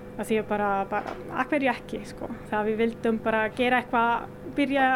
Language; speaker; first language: Icelandic; non-native, learner; Italian